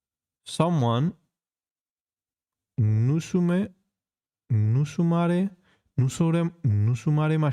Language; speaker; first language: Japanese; non-native, learner; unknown